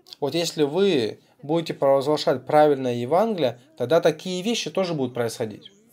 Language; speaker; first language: Russian; non-native, fluent; Korean